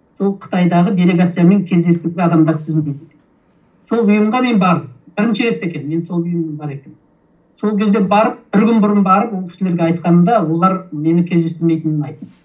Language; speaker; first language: Kazakh; early bilingual, heritage; Kazakh